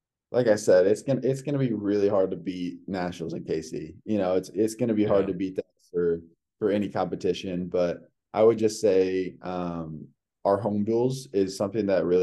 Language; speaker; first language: English; native; English